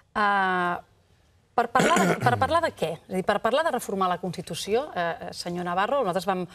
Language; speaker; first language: Catalan; native; Catalan